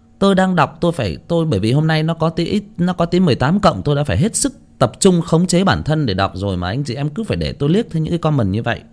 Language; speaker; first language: Vietnamese; non-native, local second language; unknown